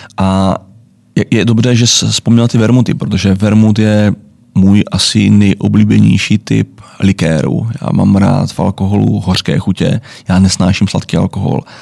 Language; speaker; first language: Czech; native; Czech